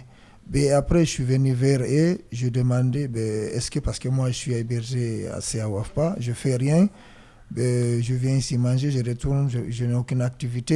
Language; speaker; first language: French; non-native, learner; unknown